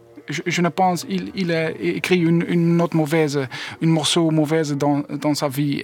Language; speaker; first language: French; non-native, learner; Dutch